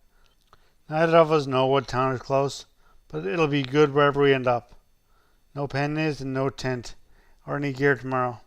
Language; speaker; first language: English; native; English